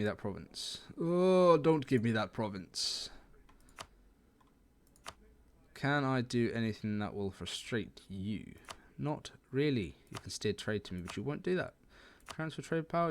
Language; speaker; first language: English; native; English